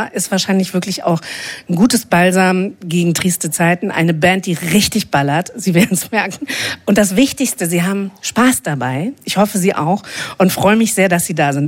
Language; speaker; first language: German; native; German